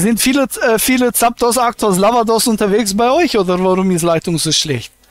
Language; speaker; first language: German; native; German